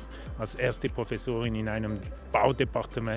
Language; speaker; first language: German; native; German